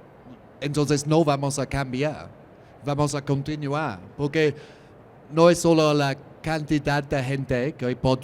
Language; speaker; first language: Spanish; non-native, learner; English